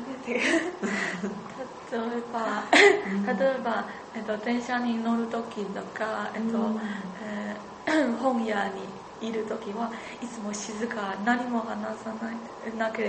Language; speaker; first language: Japanese; non-native, learner; Chinese